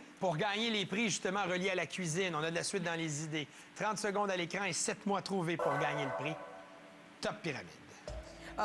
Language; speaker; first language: French; native; French